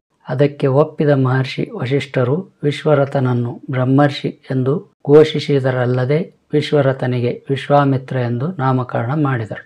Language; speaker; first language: Kannada; native; Kannada